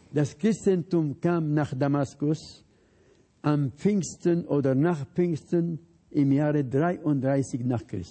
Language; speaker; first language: German; non-native, fluent; Arabic